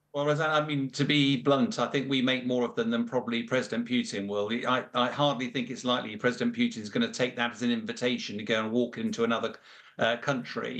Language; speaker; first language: English; native; English